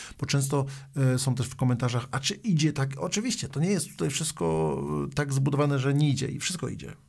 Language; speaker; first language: Polish; native; Polish